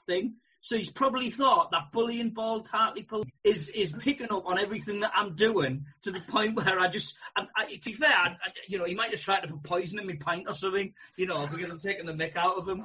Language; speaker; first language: English; native; English